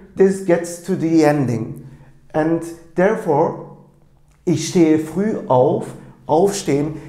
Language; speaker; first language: English; non-native, fluent; Turkish